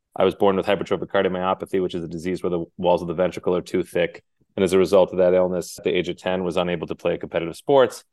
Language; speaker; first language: English; native; English